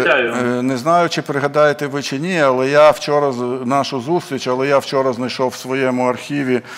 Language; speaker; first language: Ukrainian; native; Ukrainian